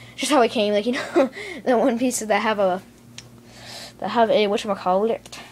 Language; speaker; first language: English; native; English